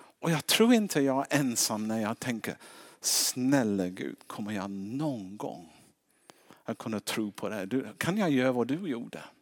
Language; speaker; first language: Swedish; non-native, fluent; English